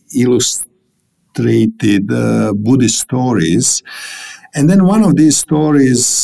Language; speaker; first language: English; non-native, fluent; Bosnian